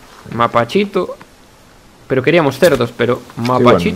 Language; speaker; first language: Spanish; native; Spanish